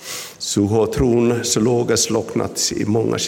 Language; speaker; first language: Swedish; non-native, local second language; Finnish